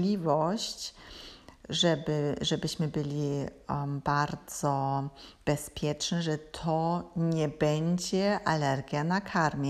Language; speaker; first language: Polish; non-native, learner; German